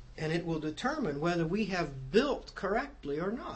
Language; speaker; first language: English; native; English